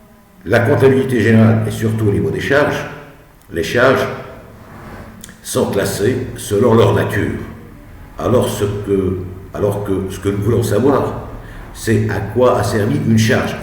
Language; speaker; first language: French; non-native, local second language; Arabic